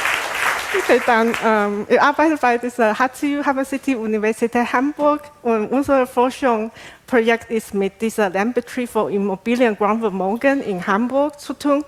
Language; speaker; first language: German; non-native, learner; Chinese